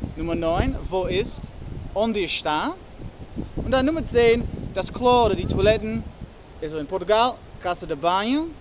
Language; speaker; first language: German; non-native, learner; English